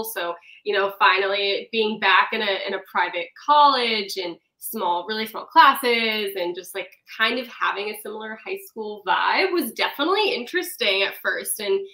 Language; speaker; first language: English; native; English